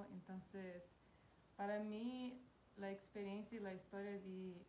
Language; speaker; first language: Spanish; non-native, fluent; Portuguese